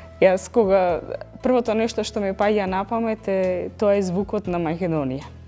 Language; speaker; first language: Macedonian; native; Macedonian